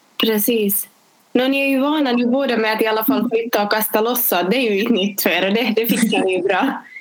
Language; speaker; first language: Swedish; native; Swedish